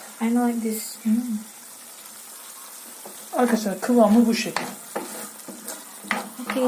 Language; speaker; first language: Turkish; non-native, learner; Indonesian